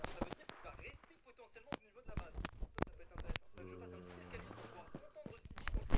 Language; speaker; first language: French; native; French